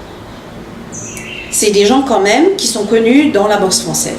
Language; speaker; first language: French; non-native, local second language; Morisyen